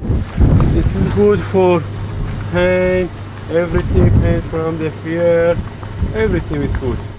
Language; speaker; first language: English; non-native, learner; Persian